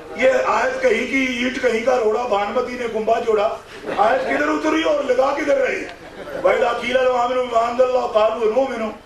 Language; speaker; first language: Urdu; non-native, local second language; Punjabi